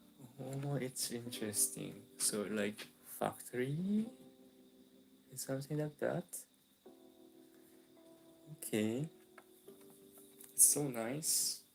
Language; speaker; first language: English; non-native, local second language; Filipino